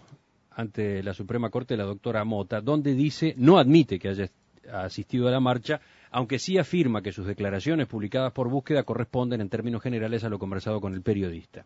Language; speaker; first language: Spanish; native; Spanish